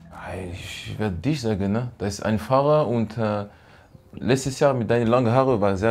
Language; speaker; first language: German; non-native, learner; French